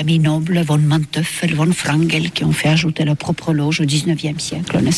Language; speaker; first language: French; non-native, fluent; Estonian